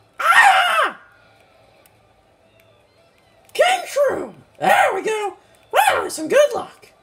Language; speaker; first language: English; native; English